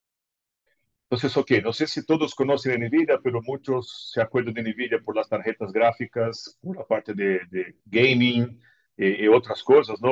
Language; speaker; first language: Spanish; non-native, fluent; Portuguese